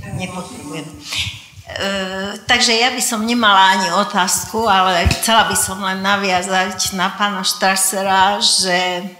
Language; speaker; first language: Slovak; non-native, local second language; Hungarian